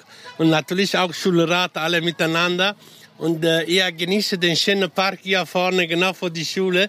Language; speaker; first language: German; non-native, fluent; Italian